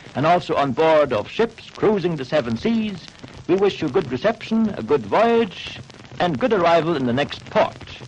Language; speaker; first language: English; non-native, fluent; Dutch